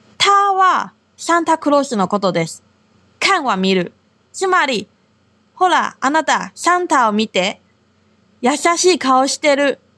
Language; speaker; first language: Japanese; non-native, fluent; Chinese